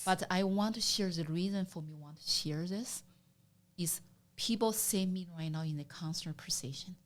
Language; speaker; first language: English; non-native, learner; Chinese